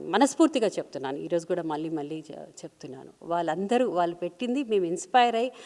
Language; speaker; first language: Telugu; native; Telugu